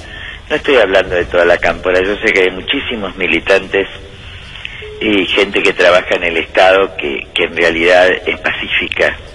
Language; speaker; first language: Spanish; native; Spanish